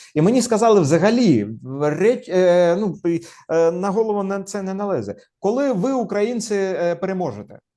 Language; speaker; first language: Ukrainian; non-native, local second language; Russian